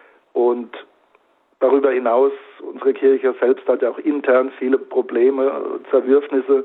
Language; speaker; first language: German; native; German